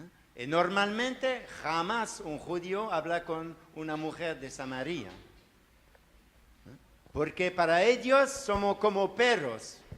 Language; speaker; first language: Spanish; non-native, learner; French